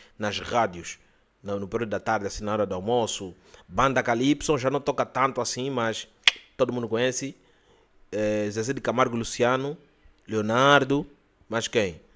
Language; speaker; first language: Portuguese; native; Portuguese